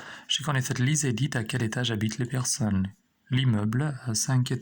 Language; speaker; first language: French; non-native, fluent; Albanian